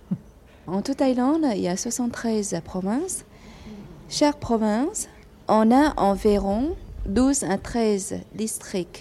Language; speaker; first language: French; non-native, fluent; Thai